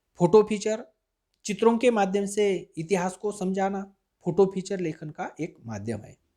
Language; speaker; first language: Hindi; non-native, local second language; Marathi